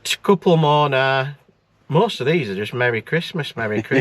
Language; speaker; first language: English; native; English